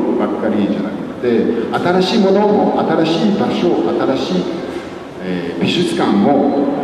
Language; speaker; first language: Japanese; non-native, fluent; French